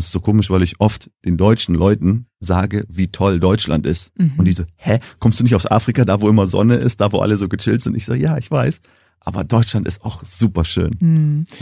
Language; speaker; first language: German; early bilingual, heritage; German